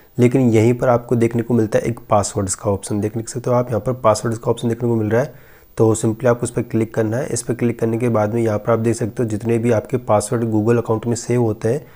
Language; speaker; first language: Hindi; native; Hindi